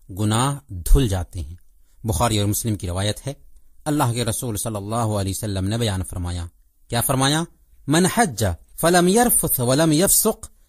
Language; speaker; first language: Urdu; native; Urdu